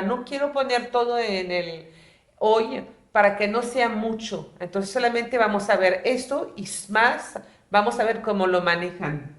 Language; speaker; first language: Spanish; non-native, fluent; French